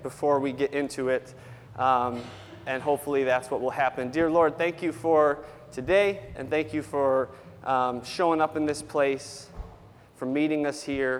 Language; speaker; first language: English; native; English